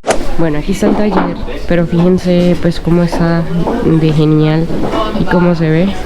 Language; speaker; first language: Spanish; native; Spanish